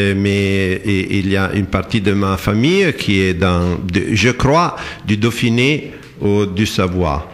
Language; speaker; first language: French; non-native, fluent; Italian